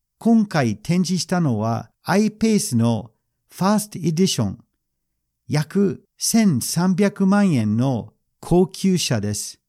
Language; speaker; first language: Japanese; non-native, fluent; English